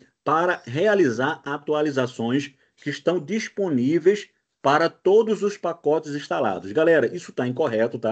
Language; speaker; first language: Portuguese; native; Portuguese